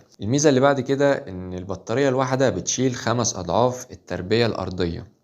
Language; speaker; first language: Arabic; native; Arabic